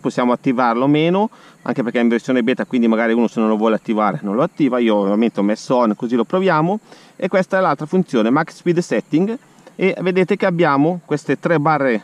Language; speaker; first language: Italian; native; Italian